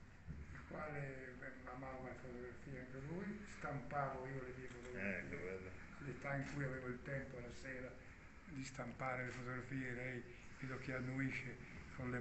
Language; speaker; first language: Italian; native; Italian